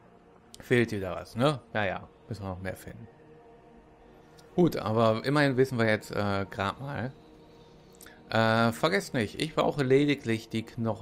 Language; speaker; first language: German; native; German